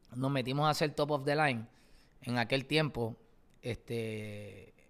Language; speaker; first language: Spanish; native; Spanish